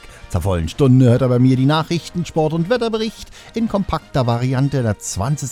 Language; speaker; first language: German; native; German